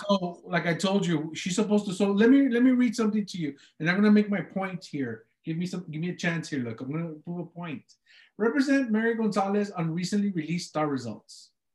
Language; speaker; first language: English; early bilingual, other home language; Spanish